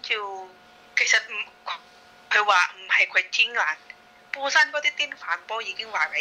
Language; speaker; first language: Cantonese; non-native, fluent; Indonesian